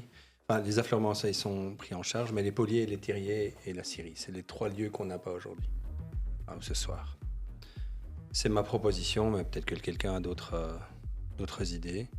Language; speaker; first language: French; native; French